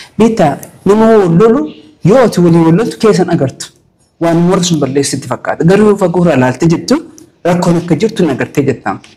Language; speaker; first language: Oromo; early bilingual, heritage; Oromo